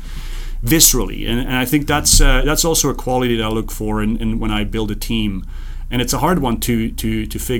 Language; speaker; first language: English; non-native, fluent; Serbian